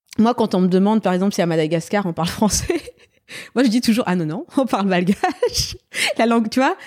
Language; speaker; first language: French; non-native, local second language; Malagasy